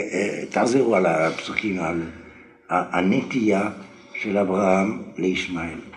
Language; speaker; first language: Hebrew; non-native, fluent; French